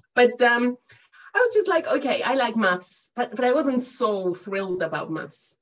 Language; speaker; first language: English; non-native, fluent; Greek